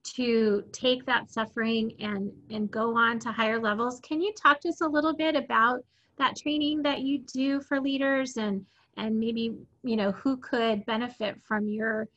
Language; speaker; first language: English; native; English